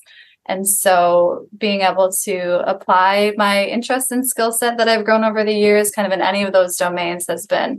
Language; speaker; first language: English; native; English